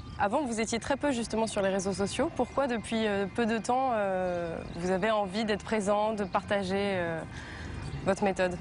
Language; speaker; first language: French; native; French